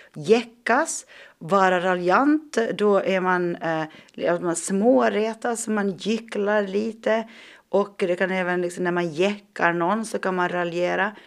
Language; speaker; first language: Swedish; native; Swedish